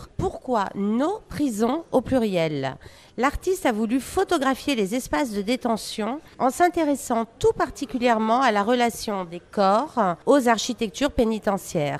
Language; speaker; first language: French; native; French